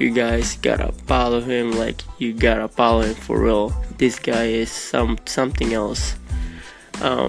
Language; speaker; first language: English; non-native, local second language; Filipino